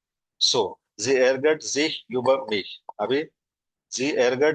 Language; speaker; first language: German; non-native, fluent; Hindi